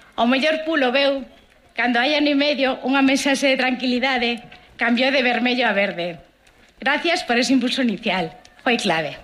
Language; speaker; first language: Galician; non-native, local second language; Spanish